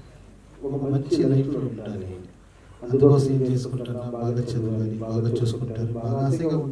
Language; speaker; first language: Telugu; non-native, learner; Tamil